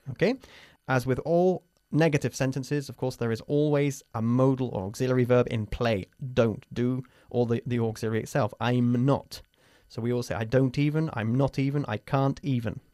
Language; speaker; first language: English; native; English